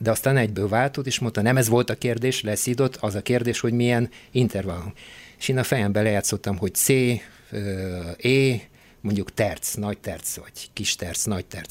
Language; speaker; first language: Hungarian; non-native, fluent; Bulgarian